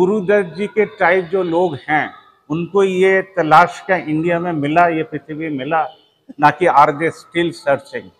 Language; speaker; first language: Hindi; non-native, local second language; Bangla